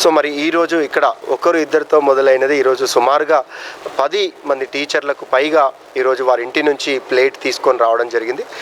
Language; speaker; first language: Telugu; native; Telugu